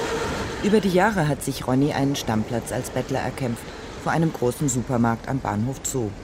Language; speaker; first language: German; native; German